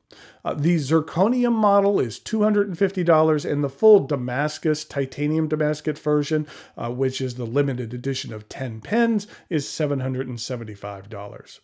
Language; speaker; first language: English; native; English